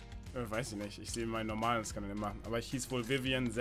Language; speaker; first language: German; native; German